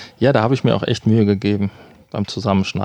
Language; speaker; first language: German; native; German